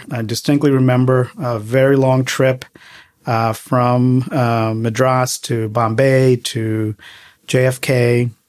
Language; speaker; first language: English; early bilingual, other home language; Tamil